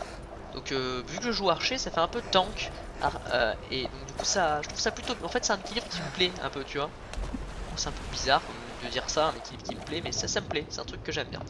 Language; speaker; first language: French; native; French